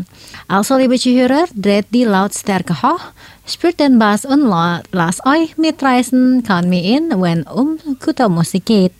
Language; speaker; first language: German; non-native, learner; Indonesian